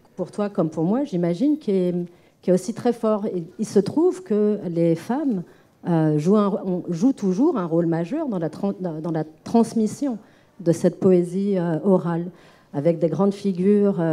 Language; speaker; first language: French; non-native, local second language; Arabic